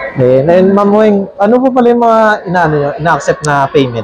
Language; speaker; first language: Filipino; native; Filipino